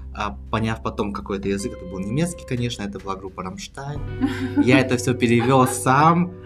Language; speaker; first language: Russian; native; Russian